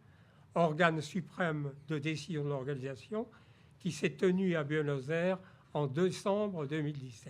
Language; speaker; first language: French; native; French